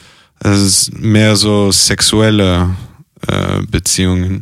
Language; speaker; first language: German; non-native, fluent; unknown